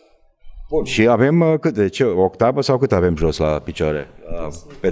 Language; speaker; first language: Romanian; native; Romanian